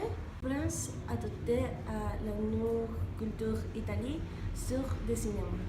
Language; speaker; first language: French; non-native, learner; Spanish